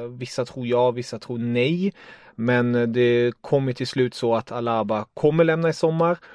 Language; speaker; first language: Swedish; non-native, fluent; German